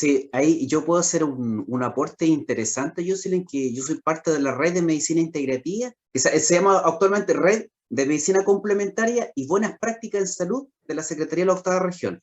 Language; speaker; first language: Spanish; native; Spanish